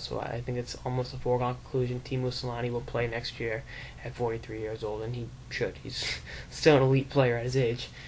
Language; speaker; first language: English; native; English